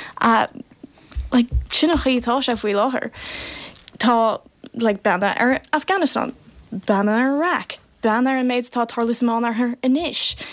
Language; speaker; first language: Irish; native; Irish